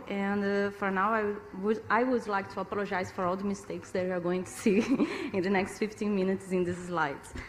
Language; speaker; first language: English; non-native, learner; Portuguese